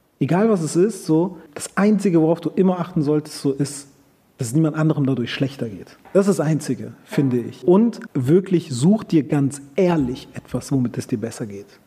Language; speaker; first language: German; early bilingual, other home language; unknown